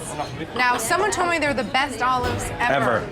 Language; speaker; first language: English; native; English